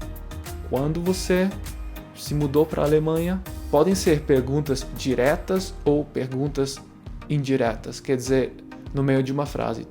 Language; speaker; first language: Portuguese; non-native, fluent; German